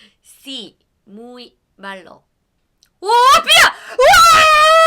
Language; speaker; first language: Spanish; non-native, learner; Korean